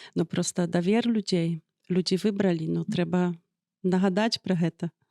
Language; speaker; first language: Belarusian; native; Belarusian